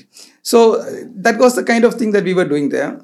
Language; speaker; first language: English; non-native, local second language; Malayalam